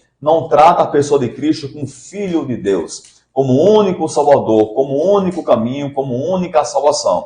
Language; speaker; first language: Portuguese; native; Portuguese